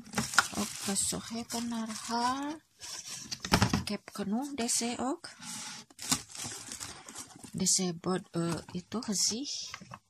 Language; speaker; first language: Dutch; non-native, learner; Indonesian